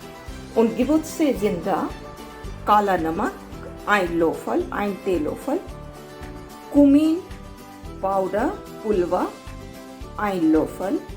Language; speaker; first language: German; non-native, learner; Hindi